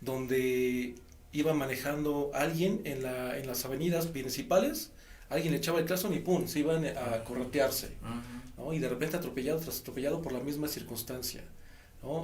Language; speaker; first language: Spanish; native; Spanish